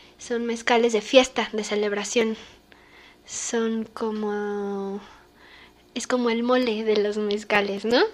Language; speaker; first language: Spanish; native; Spanish